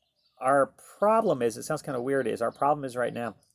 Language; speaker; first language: English; native; English